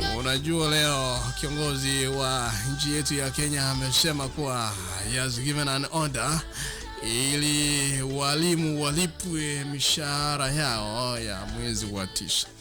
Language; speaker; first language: Swahili; non-native, local second language; Gusii